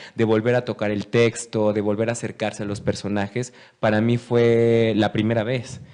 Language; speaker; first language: Spanish; native; Spanish